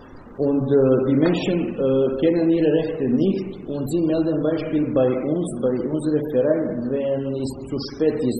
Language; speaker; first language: German; non-native, learner; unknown